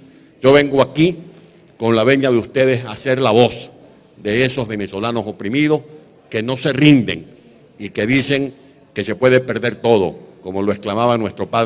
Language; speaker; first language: Spanish; native; Spanish